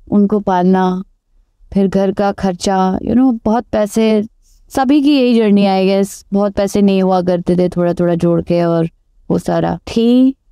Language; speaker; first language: Hindi; native; Hindi